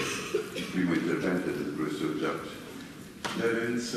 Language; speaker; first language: Italian; native; Italian